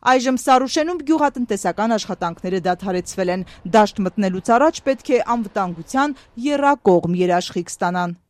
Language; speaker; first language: Armenian; native; Armenian